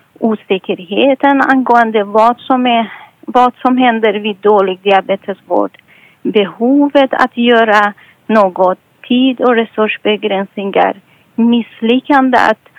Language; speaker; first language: Swedish; non-native, fluent; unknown